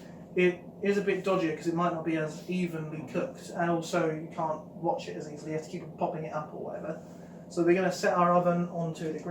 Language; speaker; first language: English; native; English